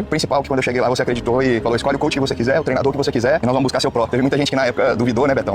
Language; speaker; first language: Portuguese; native; Portuguese